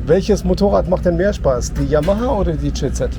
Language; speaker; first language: German; native; German